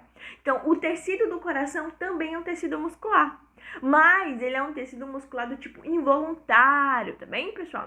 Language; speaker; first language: Portuguese; native; Portuguese